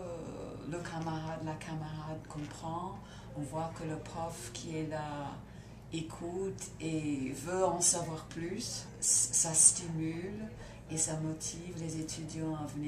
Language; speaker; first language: French; non-native, fluent; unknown